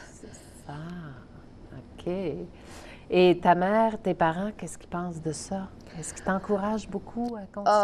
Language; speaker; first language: French; native; French